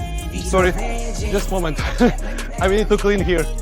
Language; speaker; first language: English; non-native, learner; Russian